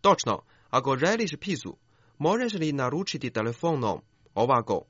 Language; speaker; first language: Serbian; non-native, fluent; Chinese